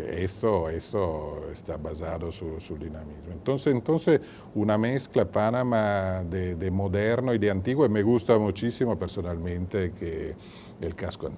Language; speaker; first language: Spanish; non-native, fluent; Italian